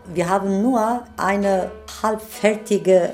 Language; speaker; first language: German; non-native, learner; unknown